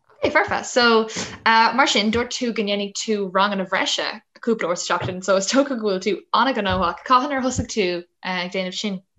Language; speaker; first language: Irish; non-native, local second language; English